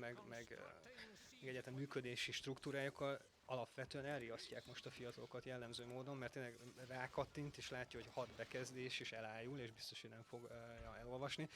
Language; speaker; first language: Hungarian; native; Hungarian